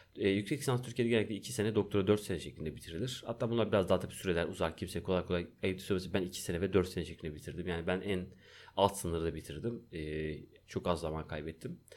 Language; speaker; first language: Turkish; native; Turkish